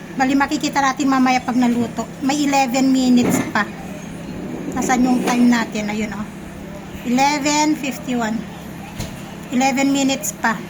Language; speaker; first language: Filipino; native; Filipino